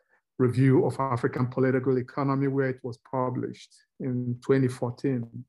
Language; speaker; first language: English; non-native, local second language; Igbo